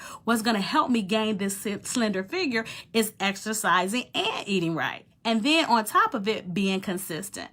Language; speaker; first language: English; native; English